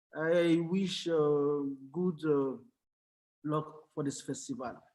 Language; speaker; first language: English; non-native, learner; Bambara